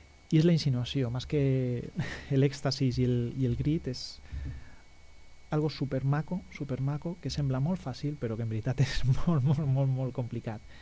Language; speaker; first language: Catalan; non-native, local second language; Spanish